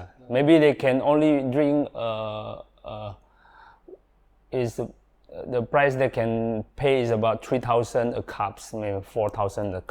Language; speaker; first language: English; non-native, learner; Indonesian